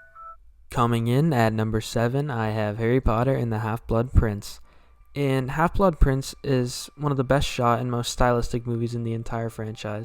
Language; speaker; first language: English; native; English